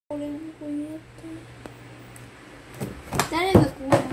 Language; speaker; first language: Japanese; early bilingual, other home language; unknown